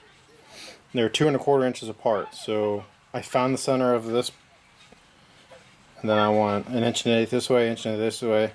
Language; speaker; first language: English; native; English